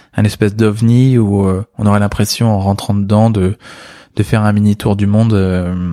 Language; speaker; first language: French; native; French